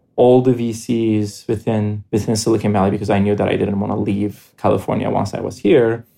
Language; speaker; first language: English; non-native, fluent; Greek